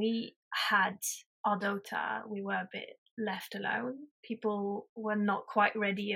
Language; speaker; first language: English; non-native, fluent; French